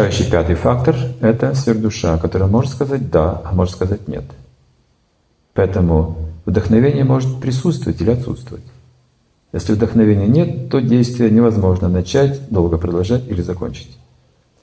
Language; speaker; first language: Russian; native; Russian